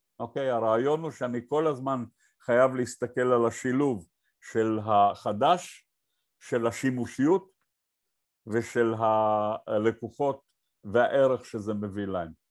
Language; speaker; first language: Hebrew; native; Hebrew